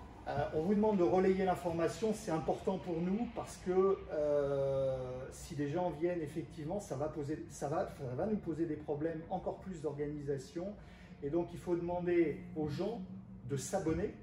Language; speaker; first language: French; native; French